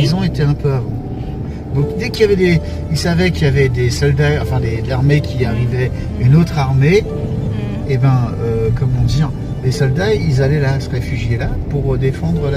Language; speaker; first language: French; native; French